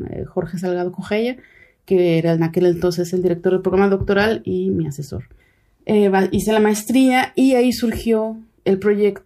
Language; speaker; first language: Spanish; native; Spanish